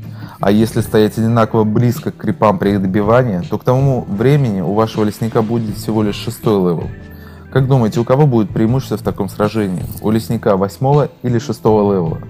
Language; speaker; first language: Russian; native; Russian